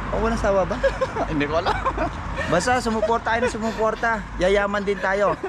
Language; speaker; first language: Filipino; native; Filipino